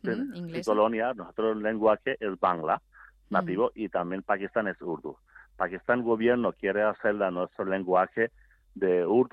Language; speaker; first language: Spanish; non-native, learner; Bangla